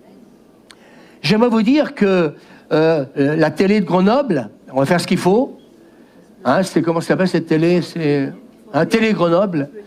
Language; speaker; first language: French; native; French